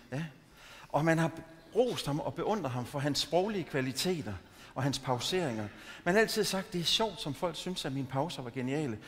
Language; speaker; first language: Danish; native; Danish